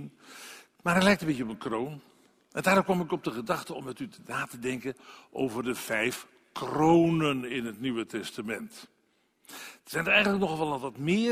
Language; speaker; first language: Dutch; native; Dutch